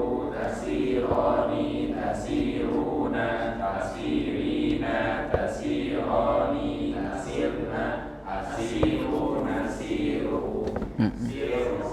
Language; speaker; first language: Arabic; non-native, learner; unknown